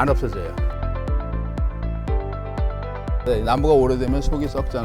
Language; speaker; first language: Korean; native; Korean